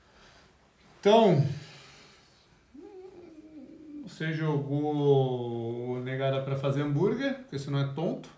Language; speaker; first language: Portuguese; native; Portuguese